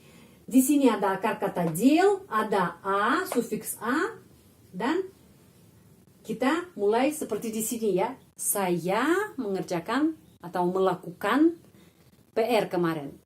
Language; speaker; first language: Indonesian; non-native, fluent; Russian